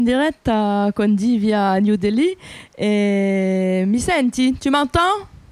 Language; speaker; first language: Italian; non-native, fluent; French